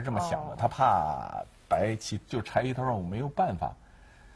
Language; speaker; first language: Chinese; native; Chinese